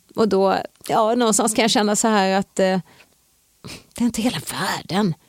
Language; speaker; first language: Swedish; native; Swedish